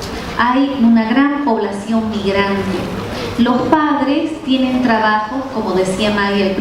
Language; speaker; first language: Spanish; native; Spanish